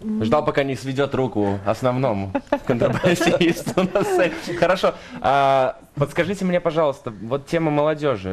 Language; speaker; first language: Russian; native; Russian